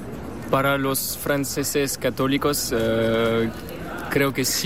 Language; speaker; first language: Spanish; non-native, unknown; French